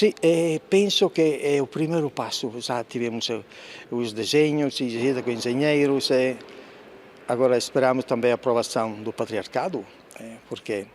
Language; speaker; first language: Portuguese; non-native, fluent; Italian